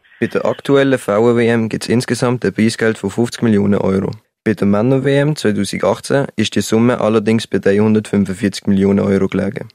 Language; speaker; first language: German; native; German